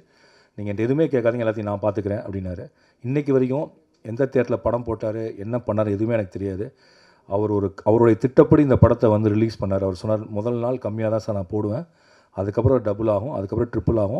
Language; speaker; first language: Tamil; native; Tamil